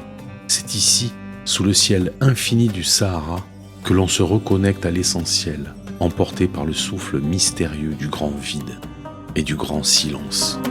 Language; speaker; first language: French; native; French